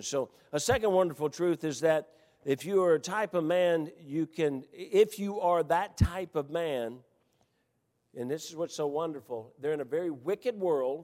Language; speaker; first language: English; native; English